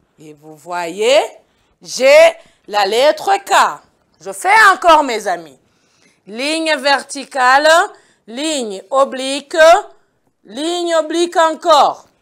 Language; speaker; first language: French; non-native, local second language; Kinyarwanda